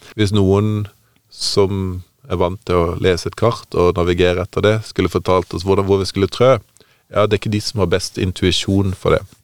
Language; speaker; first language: Norwegian; native; Norwegian